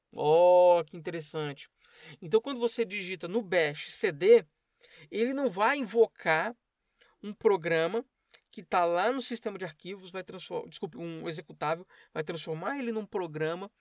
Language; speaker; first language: Portuguese; native; Portuguese